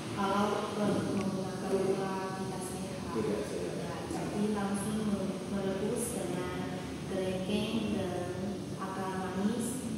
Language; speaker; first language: Indonesian; non-native, learner; Chinese